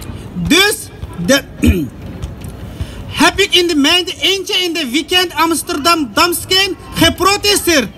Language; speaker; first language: Dutch; non-native, learner; Uyghur